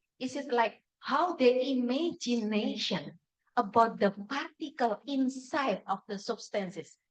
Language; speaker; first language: English; non-native, fluent; Indonesian